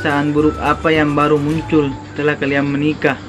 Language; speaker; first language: Indonesian; native; Indonesian